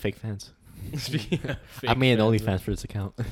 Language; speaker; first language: English; native; English